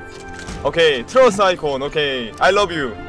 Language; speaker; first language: Korean; native; Korean